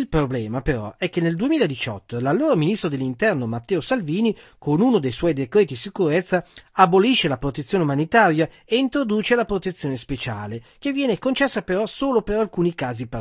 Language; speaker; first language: Italian; native; Italian